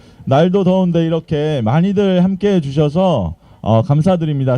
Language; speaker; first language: Korean; native; Korean